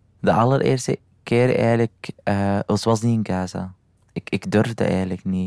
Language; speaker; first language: Dutch; non-native, fluent; Arabic